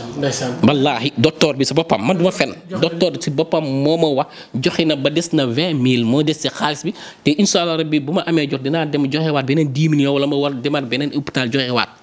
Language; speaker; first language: Wolof; non-native, local second language; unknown